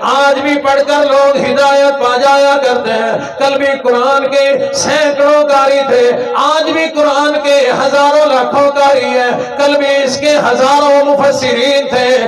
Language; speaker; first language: Urdu; non-native, local second language; Saraiki